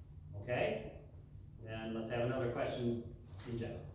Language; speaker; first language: English; native; English